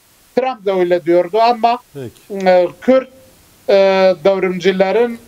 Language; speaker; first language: Turkish; non-native, fluent; Kurdish